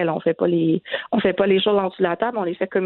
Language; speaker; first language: French; native; French